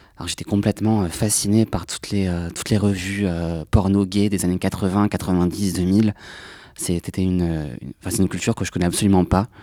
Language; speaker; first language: French; native; French